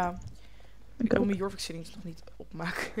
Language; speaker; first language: Dutch; native; Dutch